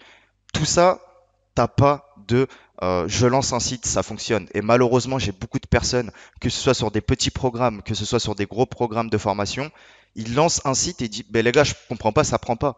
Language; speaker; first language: French; native; French